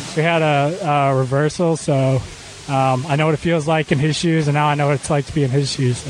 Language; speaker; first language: English; native; English